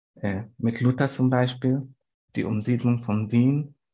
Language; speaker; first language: German; non-native, fluent; Swahili